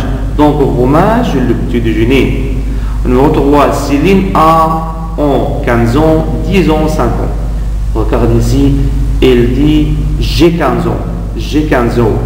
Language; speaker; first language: French; non-native, fluent; Arabic